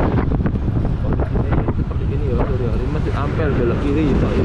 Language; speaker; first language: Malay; non-native, local second language; Javanese